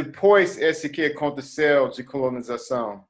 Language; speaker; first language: Portuguese; non-native, learner; English